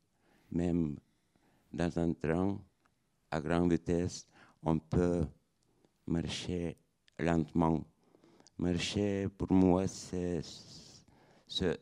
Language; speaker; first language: French; non-native, fluent; Lithuanian